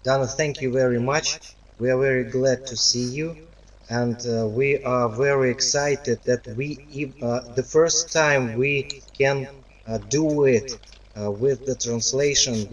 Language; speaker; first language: English; non-native, fluent; Russian